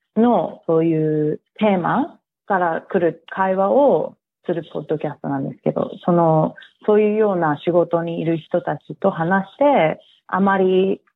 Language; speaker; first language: Japanese; early bilingual, heritage; Japanese